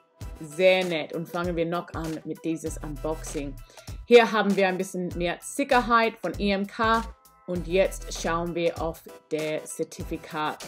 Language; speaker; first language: German; non-native, learner; English